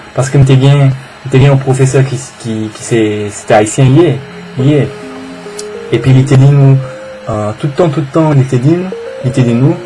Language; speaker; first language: Haitian Creole; non-native, fluent; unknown